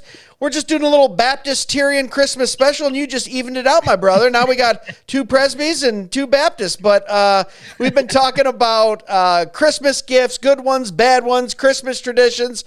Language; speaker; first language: English; native; English